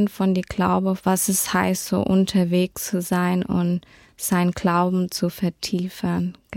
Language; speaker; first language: German; early bilingual, heritage; German